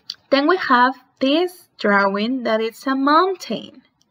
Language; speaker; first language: English; non-native, fluent; Spanish